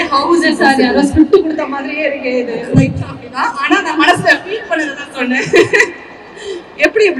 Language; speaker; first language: Tamil; native; Tamil